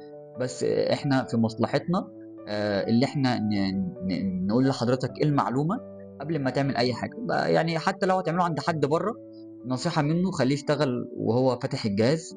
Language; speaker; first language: Arabic; native; Arabic